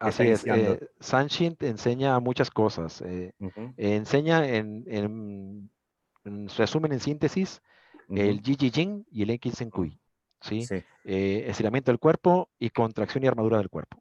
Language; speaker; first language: Spanish; native; Spanish